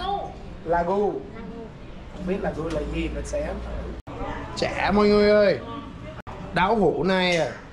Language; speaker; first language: Vietnamese; non-native, fluent; English